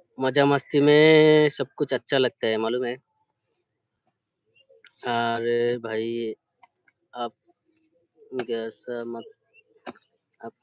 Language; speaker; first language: Hindi; non-native, learner; Bangla